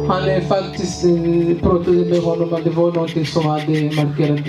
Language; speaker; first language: Swedish; non-native, learner; Swahili